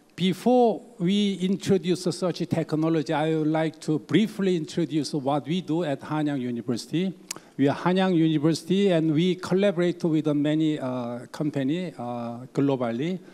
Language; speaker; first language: English; non-native, fluent; Korean